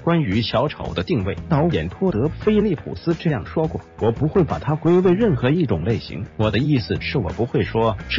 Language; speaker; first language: Chinese; native; Chinese